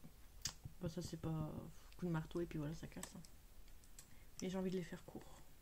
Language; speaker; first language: French; native; French